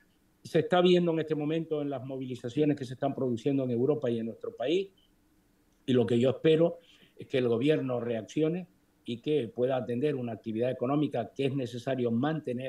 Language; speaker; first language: Spanish; native; Spanish